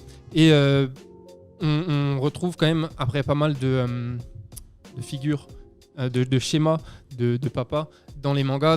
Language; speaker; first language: French; native; French